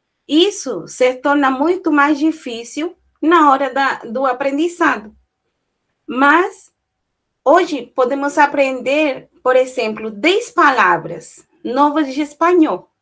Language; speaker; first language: Portuguese; non-native, fluent; Spanish